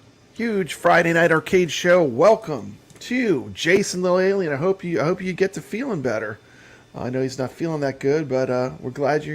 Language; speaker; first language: English; native; English